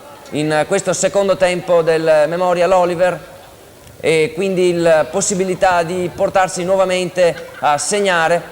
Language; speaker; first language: Italian; native; Italian